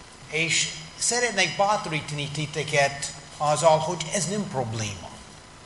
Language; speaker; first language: Hungarian; non-native, fluent; English